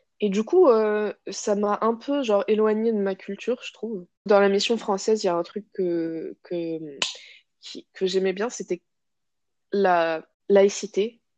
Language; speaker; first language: French; non-native, local second language; Arabic